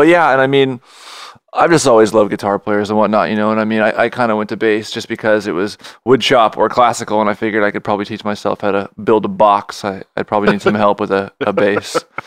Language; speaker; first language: English; native; English